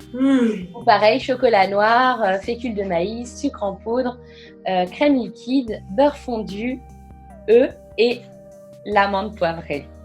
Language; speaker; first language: French; native; French